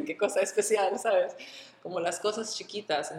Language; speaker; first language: Spanish; early bilingual, other home language; English